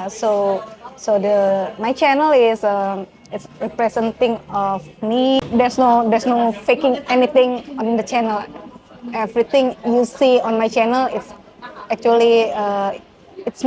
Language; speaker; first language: English; non-native, fluent; Indonesian